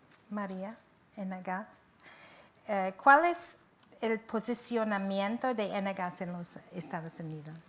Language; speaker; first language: Spanish; non-native, fluent; English